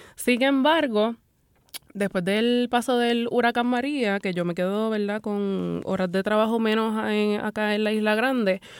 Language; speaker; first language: Spanish; native; Spanish